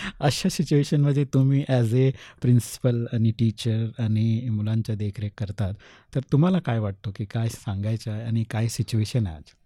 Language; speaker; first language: Marathi; non-native, local second language; Hindi